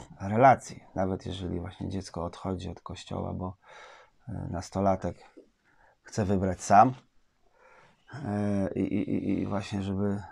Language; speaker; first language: Polish; native; Polish